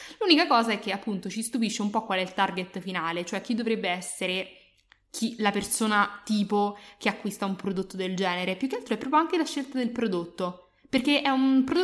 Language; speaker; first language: Italian; native; Italian